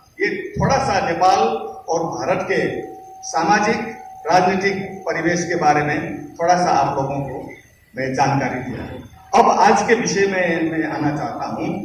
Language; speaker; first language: Hindi; non-native, fluent; Nepali